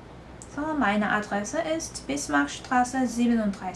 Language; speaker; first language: German; non-native, fluent; Korean